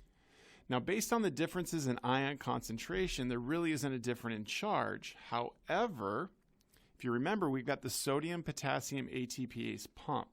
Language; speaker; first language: English; native; English